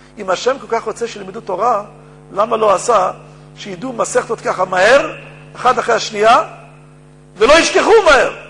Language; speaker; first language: Hebrew; native; Hebrew